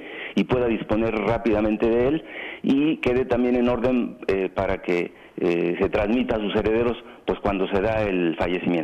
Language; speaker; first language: Spanish; native; Spanish